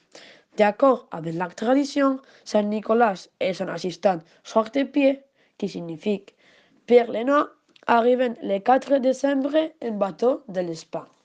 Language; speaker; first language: French; non-native, learner; Spanish